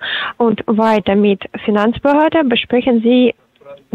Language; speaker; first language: German; non-native, learner; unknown